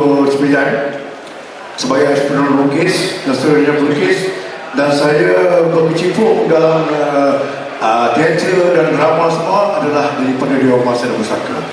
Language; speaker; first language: Malay; native; Malay